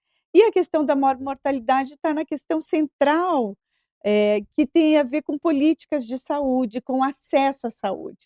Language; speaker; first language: Portuguese; native; Portuguese